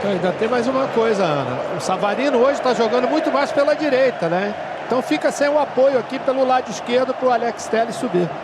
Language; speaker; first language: Portuguese; native; Portuguese